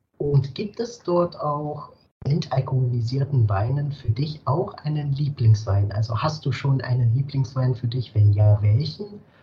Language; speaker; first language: German; native; German